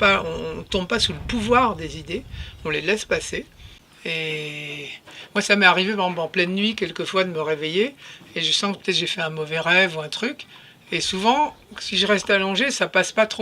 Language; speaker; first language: French; native; French